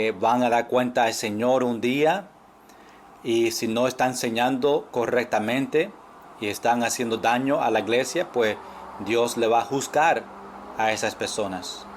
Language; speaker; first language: Spanish; non-native, fluent; English